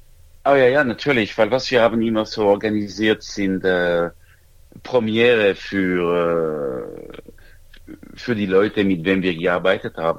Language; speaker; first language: German; non-native, local second language; French